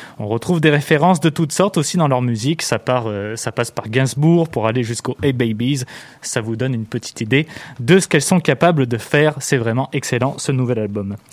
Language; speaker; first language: French; native; French